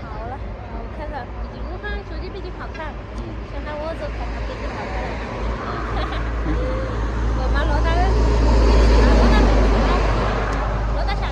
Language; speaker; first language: Chinese; non-native, learner; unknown